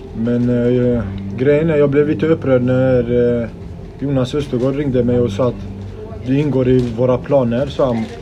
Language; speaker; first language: Swedish; early bilingual, other home language; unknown